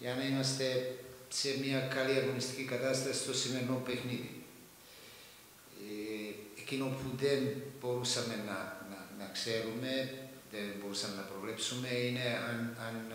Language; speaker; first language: Greek; non-native, fluent; Serbian